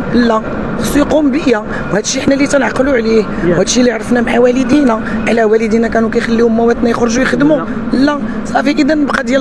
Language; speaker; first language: Arabic; native; Arabic